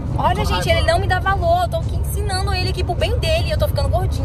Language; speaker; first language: Portuguese; native; Portuguese